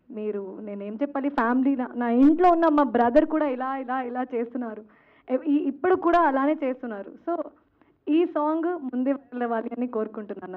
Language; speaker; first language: Telugu; non-native, fluent; Hindi